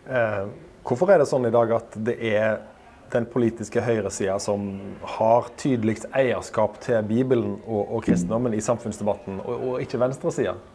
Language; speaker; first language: Norwegian; native; Norwegian